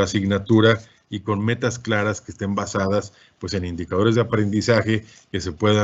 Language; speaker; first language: Spanish; native; Spanish